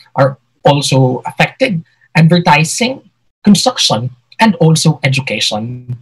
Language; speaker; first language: English; non-native, local second language; Hiligaynon